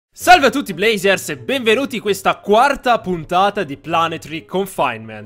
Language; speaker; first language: Italian; native; Italian